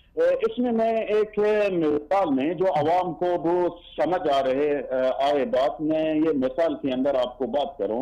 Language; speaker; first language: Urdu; non-native, fluent; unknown